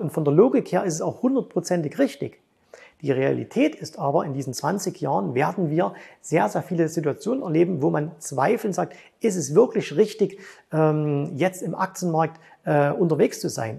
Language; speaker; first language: German; native; German